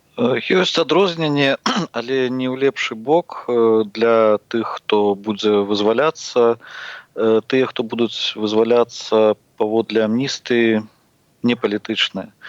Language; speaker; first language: Belarusian; native; Belarusian